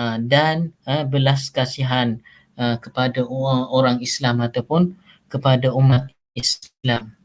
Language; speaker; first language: Malay; native; Malay